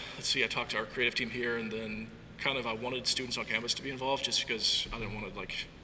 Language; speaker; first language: English; native; English